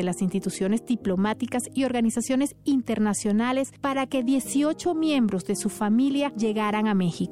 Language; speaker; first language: Spanish; native; Spanish